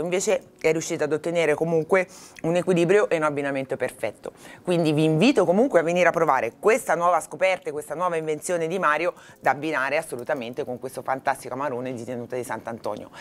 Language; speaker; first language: Italian; native; Italian